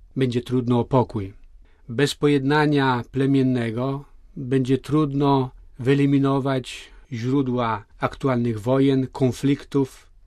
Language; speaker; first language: Polish; native; Polish